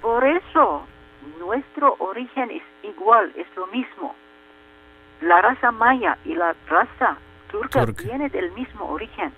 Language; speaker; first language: Spanish; non-native, fluent; Turkish